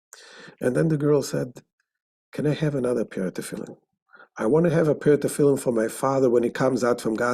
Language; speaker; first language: English; non-native, fluent; Hebrew